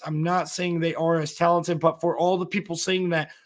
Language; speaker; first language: English; native; English